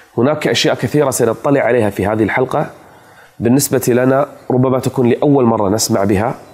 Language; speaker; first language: Arabic; native; Arabic